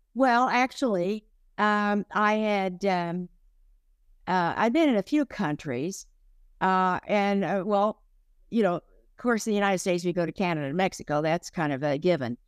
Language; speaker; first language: English; native; English